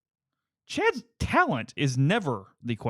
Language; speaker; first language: English; native; English